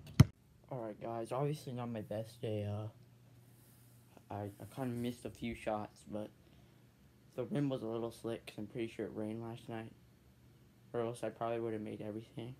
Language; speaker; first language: English; native; English